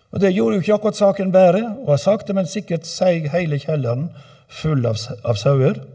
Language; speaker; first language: Norwegian; native; Norwegian